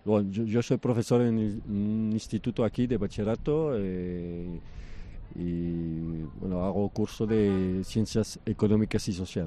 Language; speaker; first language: Spanish; early bilingual, heritage; French